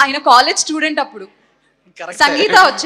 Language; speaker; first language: Telugu; native; Telugu